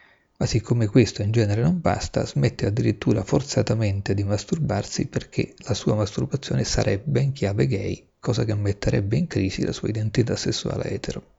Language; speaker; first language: Italian; native; Italian